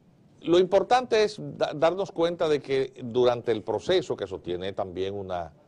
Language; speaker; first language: Spanish; native; Spanish